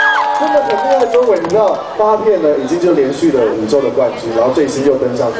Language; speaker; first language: Chinese; native; Chinese